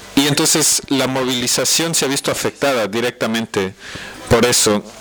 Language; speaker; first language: Spanish; native; Spanish